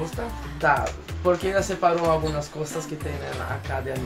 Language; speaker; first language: Spanish; non-native, fluent; Portuguese